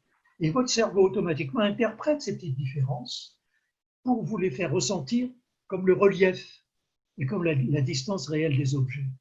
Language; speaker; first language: French; native; French